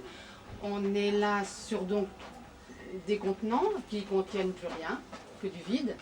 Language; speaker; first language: French; native; French